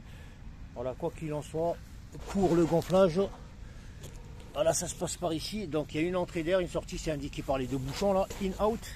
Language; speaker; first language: French; non-native, local second language; Arabic